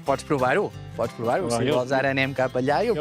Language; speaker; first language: Catalan; native; Catalan